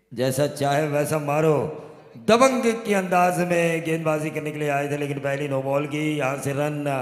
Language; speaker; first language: Hindi; non-native, local second language; Marathi